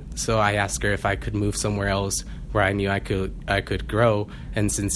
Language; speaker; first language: English; non-native, fluent; Spanish